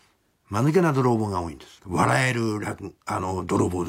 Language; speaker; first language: Japanese; native; Japanese